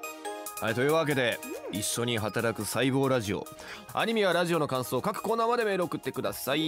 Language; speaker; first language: Japanese; native; Japanese